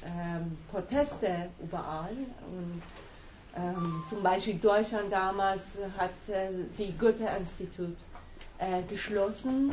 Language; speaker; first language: German; non-native, fluent; Persian